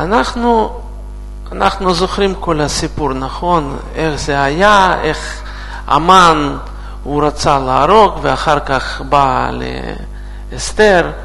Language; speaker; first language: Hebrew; non-native, learner; Russian